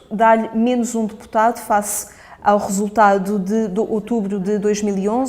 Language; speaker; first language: Portuguese; native; Portuguese